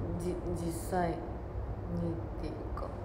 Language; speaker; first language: Japanese; native; Japanese